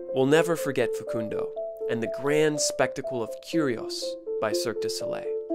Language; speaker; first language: English; native; English